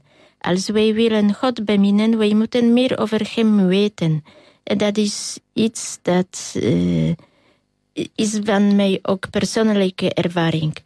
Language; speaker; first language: Dutch; non-native, learner; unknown